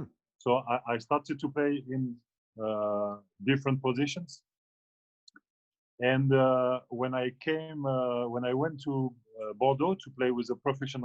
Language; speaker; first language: English; non-native, fluent; French